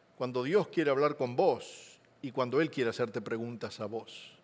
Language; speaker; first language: Spanish; native; Spanish